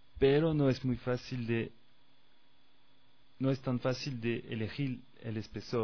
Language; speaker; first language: Spanish; non-native, fluent; French